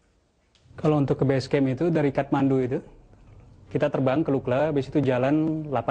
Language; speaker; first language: Indonesian; native; Indonesian